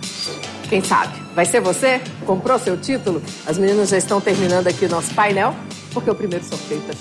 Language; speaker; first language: Portuguese; native; Portuguese